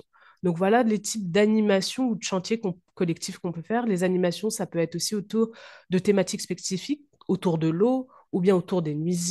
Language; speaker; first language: French; native; French